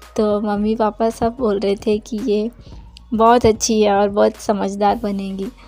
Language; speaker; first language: Hindi; non-native, local second language; Bangla